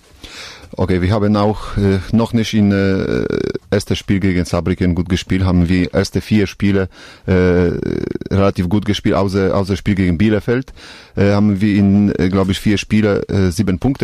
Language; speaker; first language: German; non-native, learner; Polish